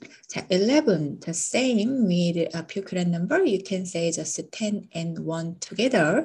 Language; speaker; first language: English; non-native, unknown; Korean